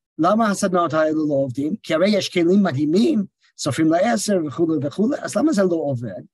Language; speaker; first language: Hebrew; non-native, fluent; English